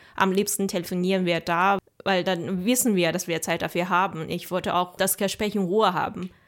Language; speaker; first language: German; non-native, fluent; Chinese